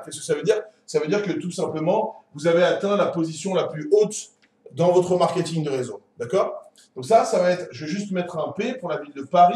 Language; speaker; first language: French; native; French